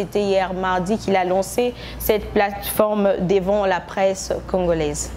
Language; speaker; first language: French; non-native, local second language; Lingala